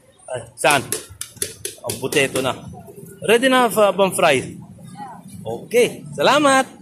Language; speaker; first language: Filipino; non-native, learner; Arabic